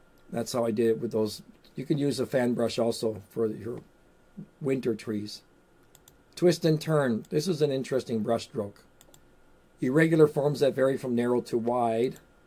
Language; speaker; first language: English; native; English